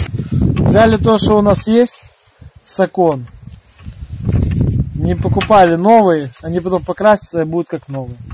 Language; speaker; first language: Russian; native; Russian